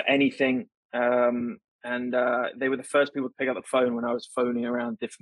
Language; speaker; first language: English; native; English